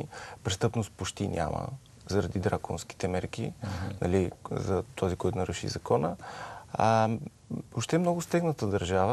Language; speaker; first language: Bulgarian; native; Bulgarian